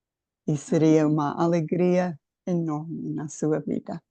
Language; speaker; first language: Portuguese; non-native, fluent; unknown